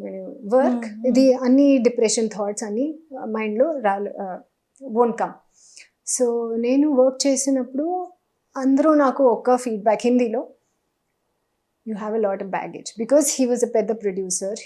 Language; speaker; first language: Telugu; non-native, learner; Hindi